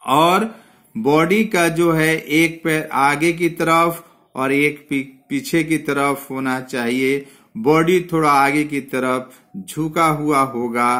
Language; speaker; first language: Hindi; native; Hindi